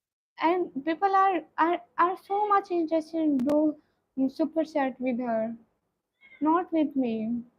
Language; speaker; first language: English; non-native, learner; Punjabi